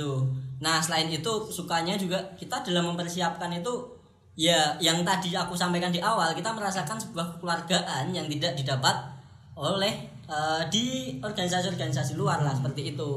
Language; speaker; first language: Indonesian; native; Indonesian